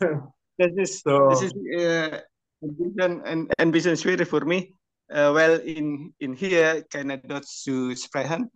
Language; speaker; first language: German; non-native, learner; Indonesian